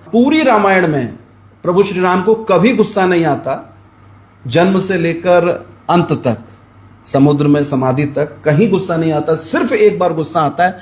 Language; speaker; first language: Hindi; native; Hindi